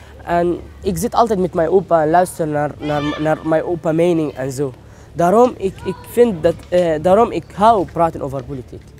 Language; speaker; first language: Dutch; non-native, learner; Arabic